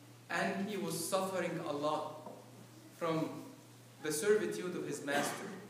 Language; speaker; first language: English; non-native, fluent; Arabic